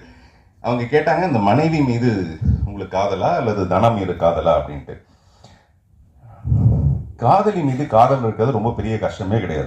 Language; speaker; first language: Tamil; native; Tamil